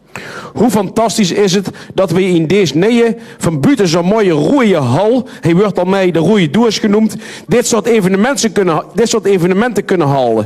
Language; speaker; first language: Dutch; native; Dutch